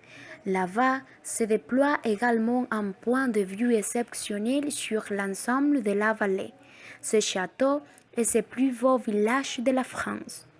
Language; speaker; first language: French; non-native, learner; Spanish